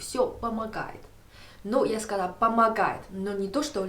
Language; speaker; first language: Russian; non-native, learner; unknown